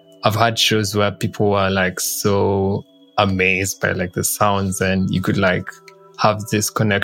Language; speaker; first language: English; non-native, local second language; Kikuyu